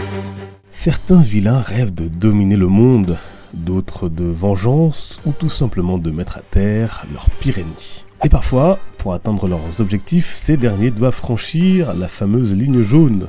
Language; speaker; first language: French; native; French